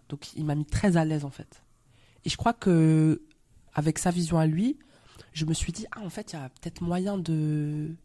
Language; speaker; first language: French; native; French